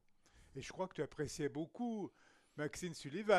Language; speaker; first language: French; native; French